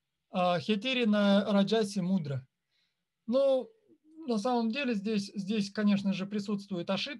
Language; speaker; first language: Russian; native; Russian